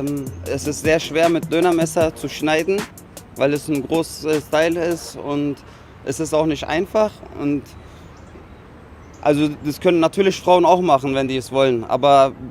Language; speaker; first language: German; non-native, fluent; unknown